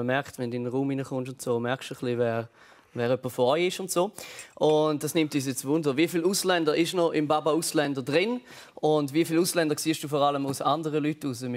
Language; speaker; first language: German; native; German